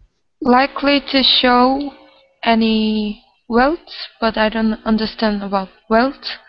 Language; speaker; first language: English; non-native, learner; Korean